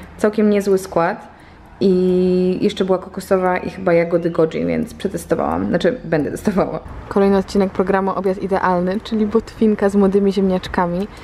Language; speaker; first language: Polish; native; Polish